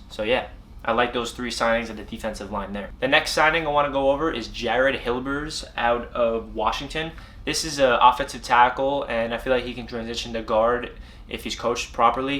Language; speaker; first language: English; native; English